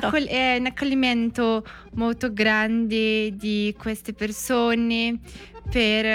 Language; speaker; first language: Italian; non-native, learner; Portuguese